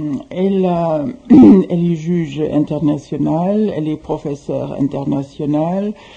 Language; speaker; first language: French; native; French